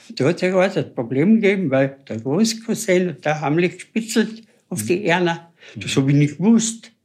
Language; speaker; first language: German; native; German